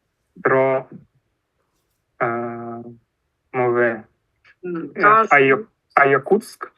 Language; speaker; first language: French; non-native, fluent; Russian